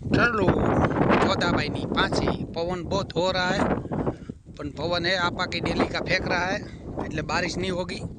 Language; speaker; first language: Hindi; non-native, local second language; Gujarati